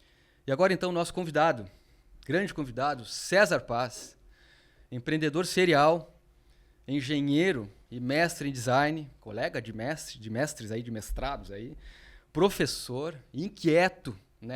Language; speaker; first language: Portuguese; native; Portuguese